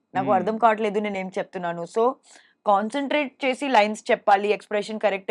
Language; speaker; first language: Telugu; non-native, fluent; Hindi